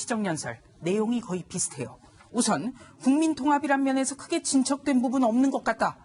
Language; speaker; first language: Korean; native; Korean